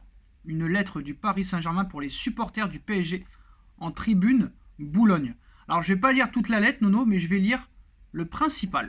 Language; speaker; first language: French; native; French